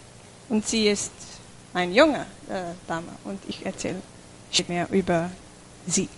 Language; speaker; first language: German; non-native, fluent; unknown